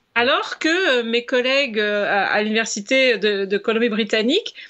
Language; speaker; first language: French; native; French